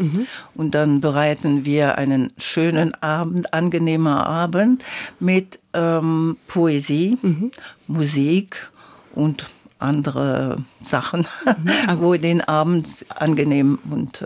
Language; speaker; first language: German; non-native, learner; French